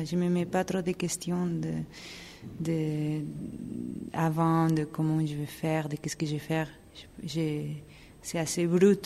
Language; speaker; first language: French; non-native, fluent; Spanish